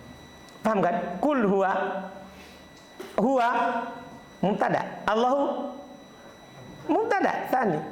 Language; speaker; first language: Arabic; non-native, fluent; Indonesian